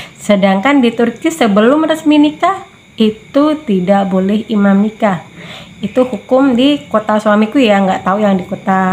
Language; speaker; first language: Indonesian; native; Indonesian